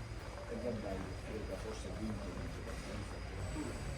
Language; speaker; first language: Italian; non-native, learner; Russian